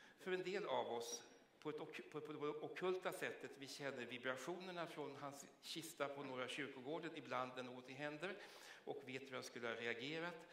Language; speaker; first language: Swedish; native; Swedish